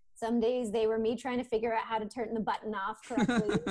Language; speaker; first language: English; native; English